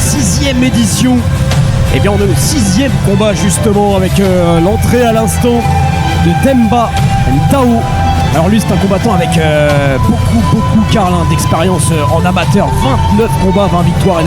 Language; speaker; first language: French; native; French